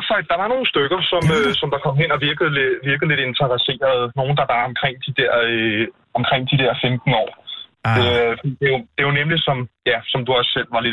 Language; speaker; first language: Danish; native; Danish